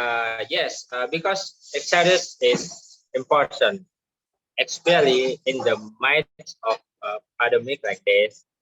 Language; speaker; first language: English; non-native, learner; Indonesian